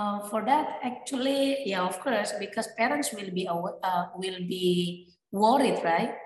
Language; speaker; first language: English; non-native, fluent; Indonesian